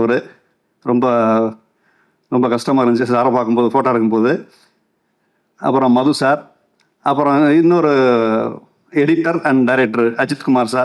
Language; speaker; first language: Tamil; native; Tamil